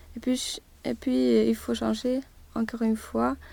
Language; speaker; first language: French; non-native, learner; Swedish